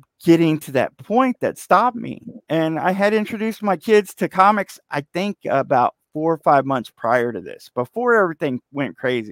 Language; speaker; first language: English; native; English